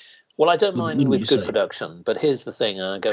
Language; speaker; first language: English; native; English